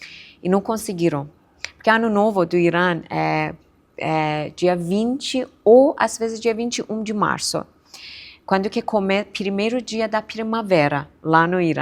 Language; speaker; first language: Portuguese; non-native, fluent; Persian